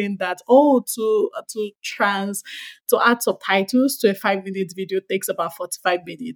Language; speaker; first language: English; non-native, local second language; Yoruba